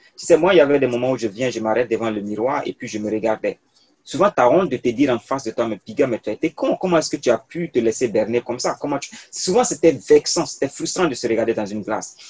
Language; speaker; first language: French; non-native, local second language; Mossi